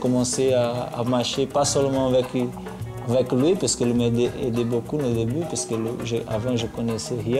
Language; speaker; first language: French; non-native, learner; Portuguese